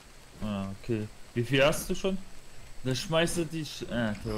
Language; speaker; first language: German; non-native, learner; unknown